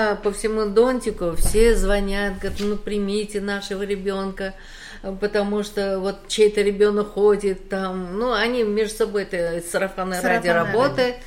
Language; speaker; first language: Russian; native; Russian